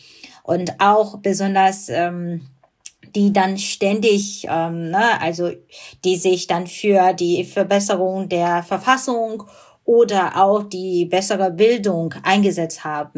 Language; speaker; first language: German; non-native, fluent; Burmese